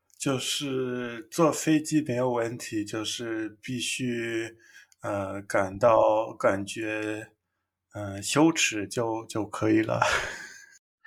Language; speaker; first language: Chinese; non-native, fluent; English